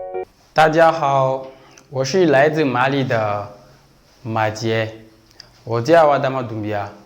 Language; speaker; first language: Chinese; non-native, fluent; Bambara